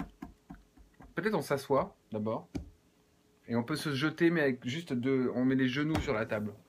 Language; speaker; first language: French; native; French